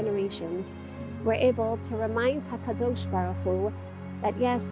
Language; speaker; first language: English; native; English